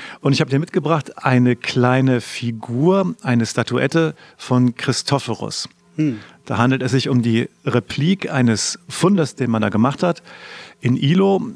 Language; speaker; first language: German; native; German